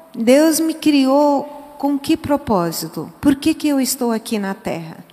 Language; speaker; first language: Portuguese; early bilingual, other home language; English